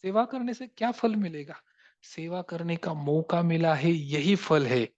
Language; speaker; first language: Hindi; non-native, local second language; Marathi